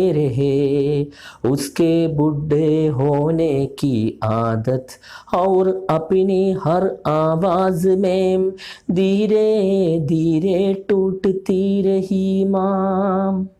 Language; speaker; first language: Hindi; non-native, local second language; Malayalam